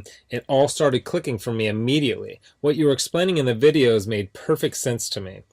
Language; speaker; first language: English; native; English